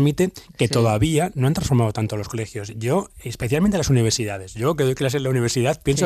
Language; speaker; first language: Spanish; native; Spanish